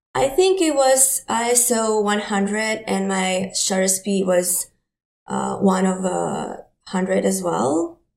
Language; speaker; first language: English; non-native, fluent; Ukrainian